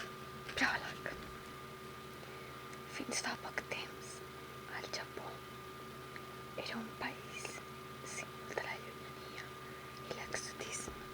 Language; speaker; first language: Catalan; non-native, local second language; Spanish